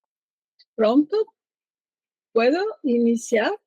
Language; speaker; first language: Spanish; non-native, learner; Portuguese